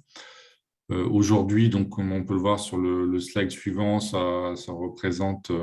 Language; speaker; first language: French; native; French